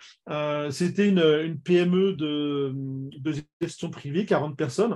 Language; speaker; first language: French; native; French